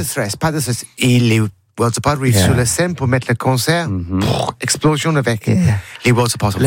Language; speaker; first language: French; non-native, learner; English